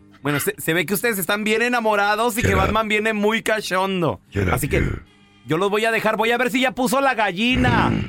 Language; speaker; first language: Spanish; native; Spanish